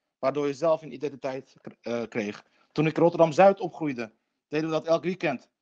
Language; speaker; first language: Dutch; early bilingual, other home language; Turkish